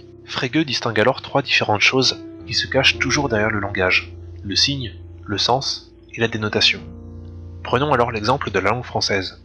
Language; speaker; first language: French; native; French